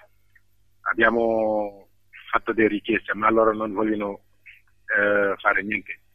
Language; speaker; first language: Italian; non-native, fluent; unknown